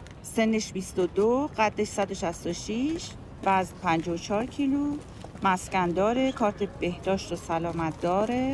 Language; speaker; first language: Persian; native; Persian